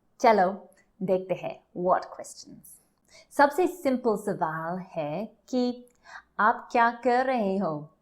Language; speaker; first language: Hindi; non-native, learner; English